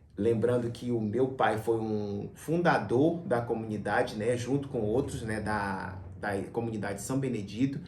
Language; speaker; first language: Portuguese; native; Portuguese